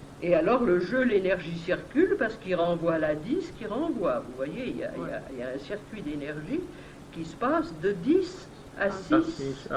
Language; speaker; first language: French; native; French